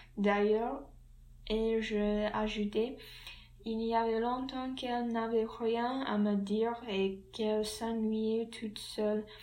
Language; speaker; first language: French; non-native, learner; English